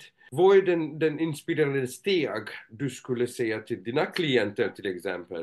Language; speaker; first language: Swedish; non-native, fluent; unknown